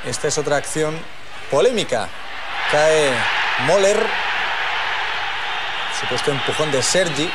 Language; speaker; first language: Spanish; native; Spanish